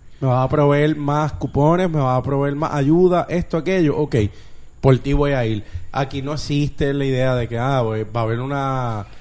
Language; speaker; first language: Spanish; native; Spanish